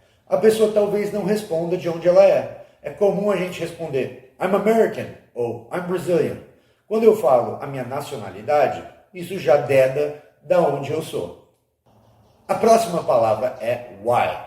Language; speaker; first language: Portuguese; non-native, fluent; English